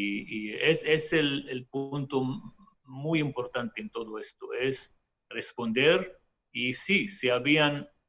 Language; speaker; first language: Spanish; non-native, fluent; Hebrew